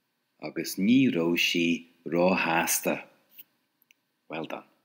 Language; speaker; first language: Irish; non-native, local second language; English